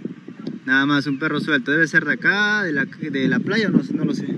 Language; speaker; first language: Spanish; native; Spanish